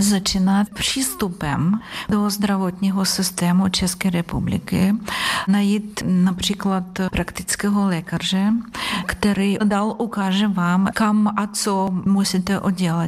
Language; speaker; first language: Czech; non-native, learner; Ukrainian